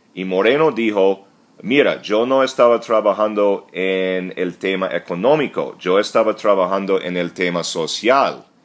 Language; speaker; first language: Spanish; non-native, fluent; English